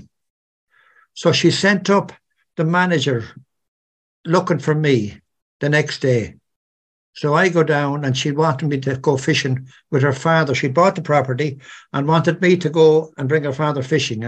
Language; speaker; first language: English; native; English